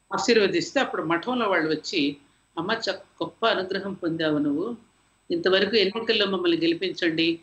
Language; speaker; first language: Telugu; native; Telugu